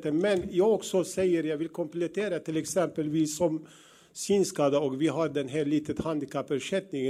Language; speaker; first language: Swedish; non-native, learner; Arabic